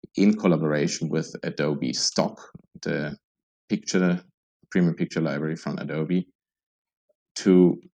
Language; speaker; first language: English; non-native, fluent; German